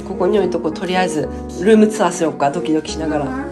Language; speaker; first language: Japanese; native; Japanese